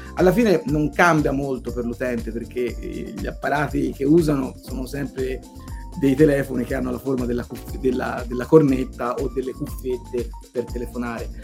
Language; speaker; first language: Italian; native; Italian